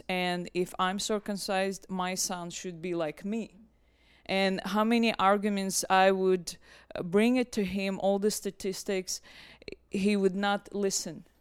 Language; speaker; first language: English; non-native, fluent; Russian